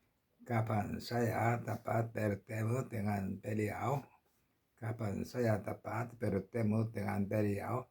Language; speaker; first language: Indonesian; non-native, learner; Korean